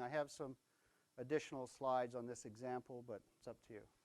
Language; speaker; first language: English; native; English